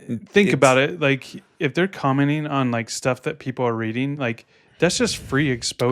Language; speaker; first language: English; native; English